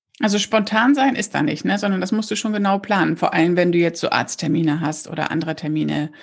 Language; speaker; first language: German; native; German